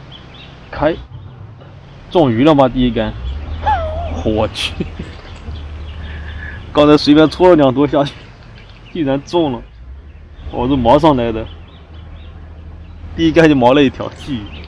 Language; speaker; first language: Chinese; native; Chinese